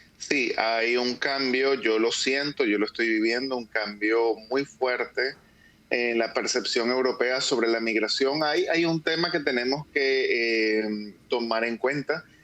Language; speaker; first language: Spanish; native; Spanish